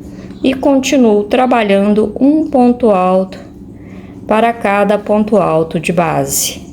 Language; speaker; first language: Portuguese; native; Portuguese